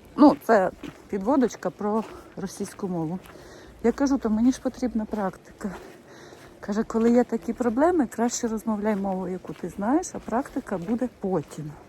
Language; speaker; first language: Ukrainian; native; Ukrainian